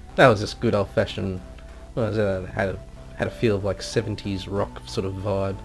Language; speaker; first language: English; native; English